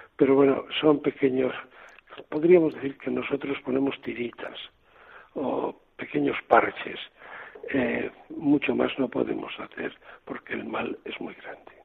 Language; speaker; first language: Spanish; native; Spanish